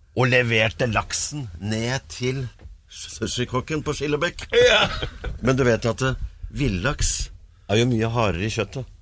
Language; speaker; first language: Norwegian; native; Norwegian